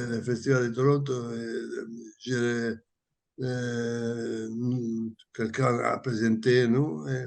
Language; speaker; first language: French; non-native, learner; Italian